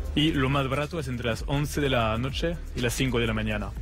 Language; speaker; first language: Spanish; non-native, fluent; French